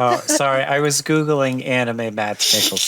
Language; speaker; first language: English; native; English